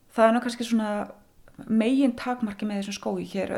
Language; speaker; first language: Icelandic; native; Icelandic